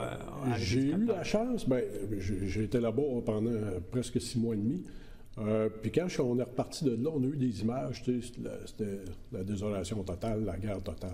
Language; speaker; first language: French; native; French